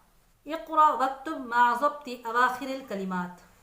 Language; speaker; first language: Arabic; non-native, fluent; Urdu